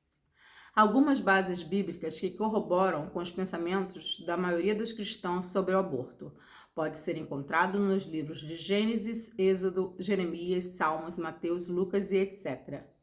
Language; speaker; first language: Portuguese; native; Portuguese